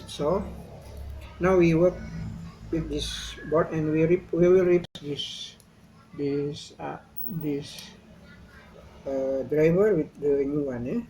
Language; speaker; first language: English; non-native, learner; Indonesian